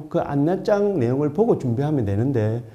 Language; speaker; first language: Korean; native; Korean